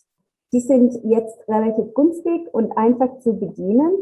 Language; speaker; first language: German; non-native, learner; English